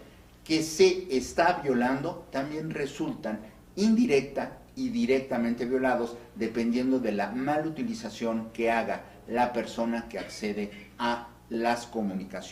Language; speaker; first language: Spanish; native; Spanish